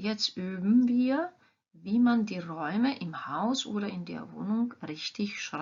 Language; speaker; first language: German; non-native, fluent; Croatian